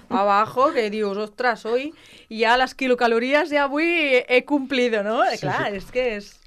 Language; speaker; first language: Catalan; non-native, local second language; Spanish